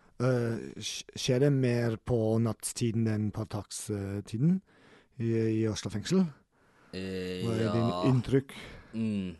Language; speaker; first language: Norwegian; non-native, learner; German